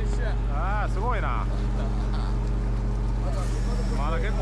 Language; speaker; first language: Japanese; native; Japanese